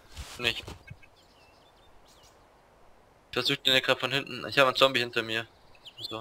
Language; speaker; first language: German; native; German